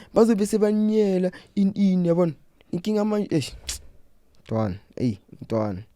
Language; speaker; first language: Zulu; non-native, local second language; Southern Sotho